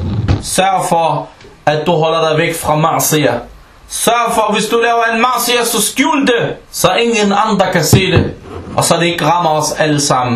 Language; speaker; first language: Danish; early bilingual, other home language; Arabic